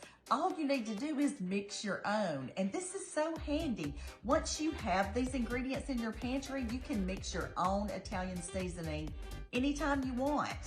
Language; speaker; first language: English; native; English